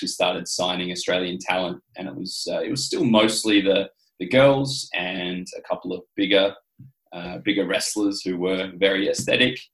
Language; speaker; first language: English; native; English